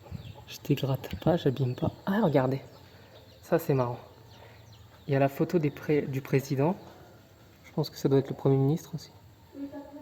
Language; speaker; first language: French; native; French